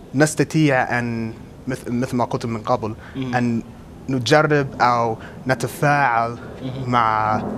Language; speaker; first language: Arabic; non-native, fluent; English